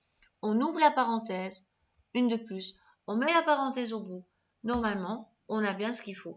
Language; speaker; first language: French; native; French